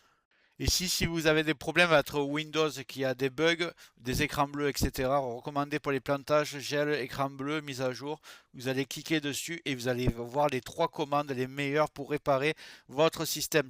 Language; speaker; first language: French; native; French